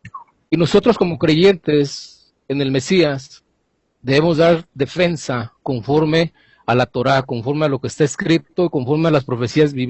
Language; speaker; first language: Spanish; native; Spanish